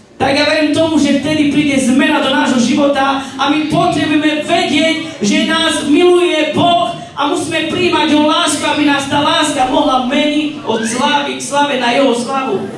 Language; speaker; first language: Slovak; non-native, local second language; Romany